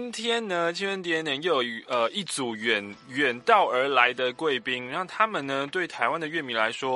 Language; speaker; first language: Chinese; native; Chinese